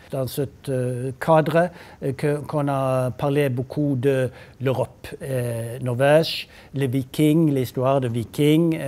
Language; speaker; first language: French; non-native, learner; Norwegian